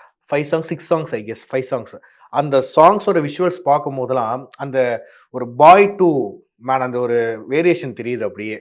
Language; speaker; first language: Tamil; native; Tamil